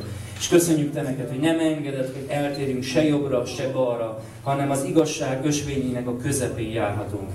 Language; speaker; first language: Hungarian; native; Hungarian